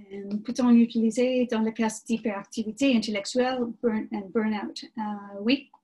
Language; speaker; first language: French; non-native, learner; English